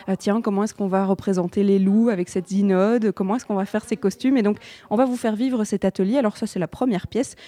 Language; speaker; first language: French; native; French